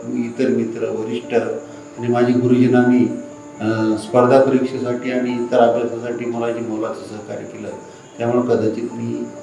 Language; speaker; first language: Marathi; native; Marathi